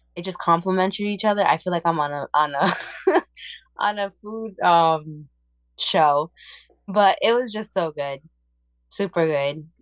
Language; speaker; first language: English; early bilingual, other home language; Spanish